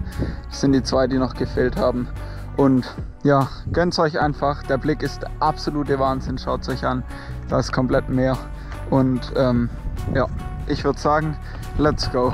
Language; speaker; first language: German; native; German